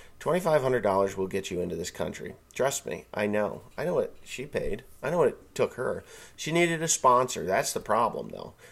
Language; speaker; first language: English; native; English